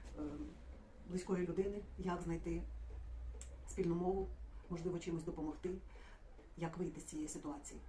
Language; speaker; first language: Ukrainian; non-native, local second language; Russian